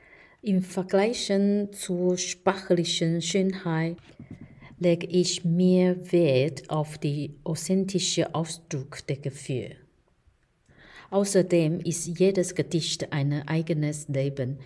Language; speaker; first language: German; non-native, fluent; Chinese